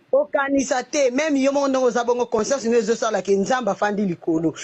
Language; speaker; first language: Lingala; non-native, local second language; Kongo